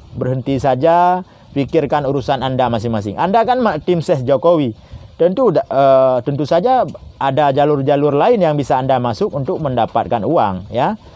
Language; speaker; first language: Indonesian; non-native, local second language; Achinese